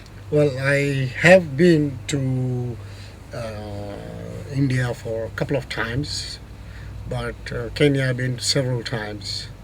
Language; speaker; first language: English; non-native, local second language; Gujarati